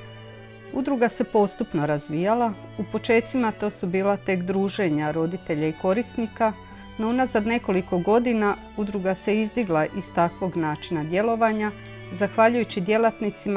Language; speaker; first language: Croatian; native; Croatian